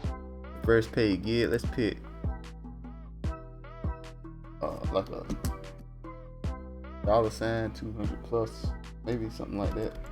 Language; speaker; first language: English; native; English